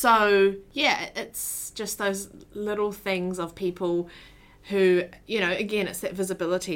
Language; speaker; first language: English; native; English